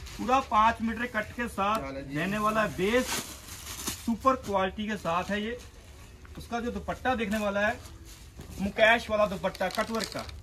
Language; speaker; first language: Hindi; non-native, local second language; Punjabi